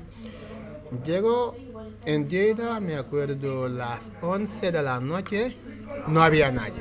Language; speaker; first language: Spanish; non-native, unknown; Wolof